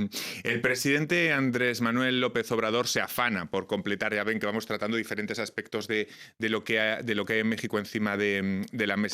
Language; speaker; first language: Spanish; native; Spanish